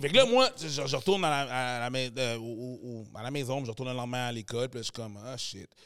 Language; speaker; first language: French; native; French